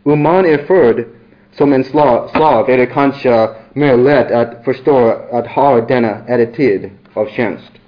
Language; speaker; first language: Swedish; non-native, learner; English